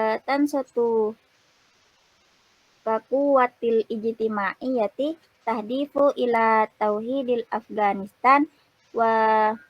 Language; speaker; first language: Arabic; non-native, learner; Indonesian